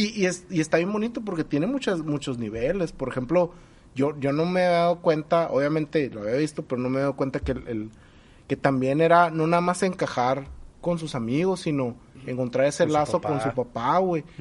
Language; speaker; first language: Spanish; native; Spanish